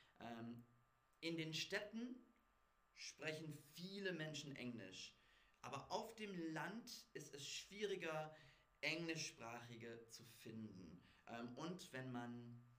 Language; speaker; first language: German; non-native, fluent; English